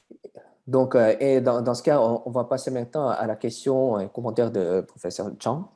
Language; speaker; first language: French; non-native, fluent; Korean